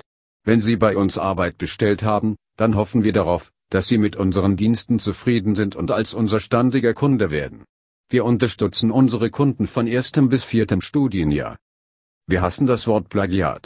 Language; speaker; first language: German; non-native, learner; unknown